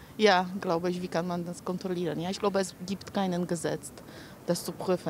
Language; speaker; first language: German; non-native, fluent; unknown